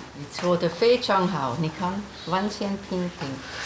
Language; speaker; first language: Chinese; non-native, learner; English